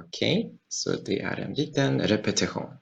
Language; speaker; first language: Swedish; non-native, fluent; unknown